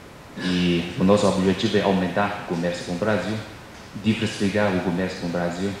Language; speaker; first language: Portuguese; non-native, fluent; Chinese